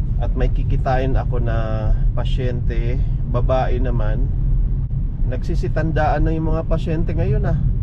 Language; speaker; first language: Filipino; native; Filipino